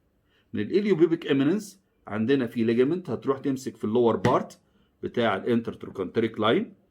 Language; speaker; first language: Arabic; native; Arabic